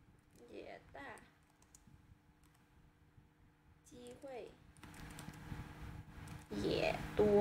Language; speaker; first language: Chinese; non-native, learner; Vietnamese